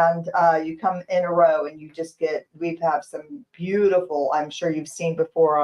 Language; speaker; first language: English; native; English